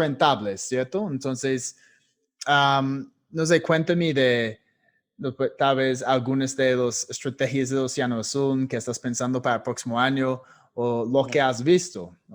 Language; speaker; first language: Spanish; non-native, fluent; English